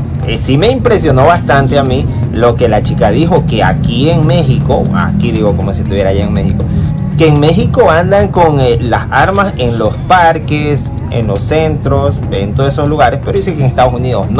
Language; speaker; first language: Spanish; native; Spanish